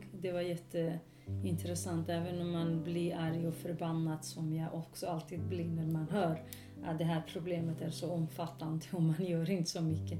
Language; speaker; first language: Swedish; non-native, local second language; Kurdish